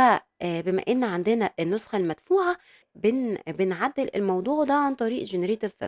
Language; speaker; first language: Arabic; native; Arabic